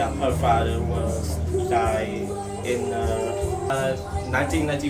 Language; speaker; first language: English; non-native, learner; Vietnamese